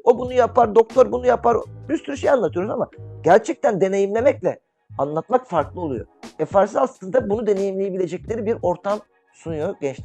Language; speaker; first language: Turkish; native; Turkish